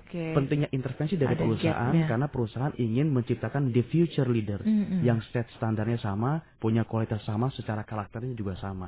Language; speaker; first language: Indonesian; native; Indonesian